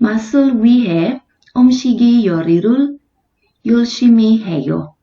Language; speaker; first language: Korean; non-native, fluent; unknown